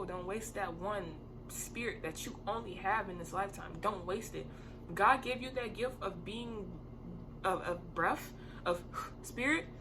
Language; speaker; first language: English; native; English